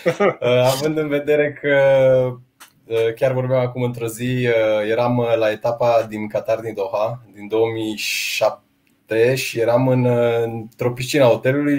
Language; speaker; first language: Romanian; native; Romanian